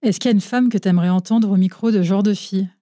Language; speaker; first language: French; native; French